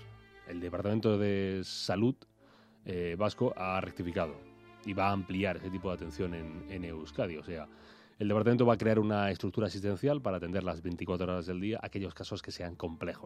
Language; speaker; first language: Spanish; native; Spanish